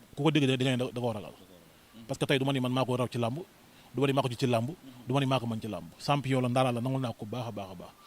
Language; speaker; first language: Wolof; native; Wolof